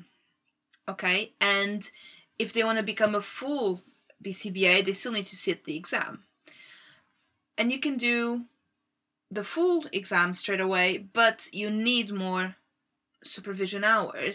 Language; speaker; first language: English; non-native, fluent; Portuguese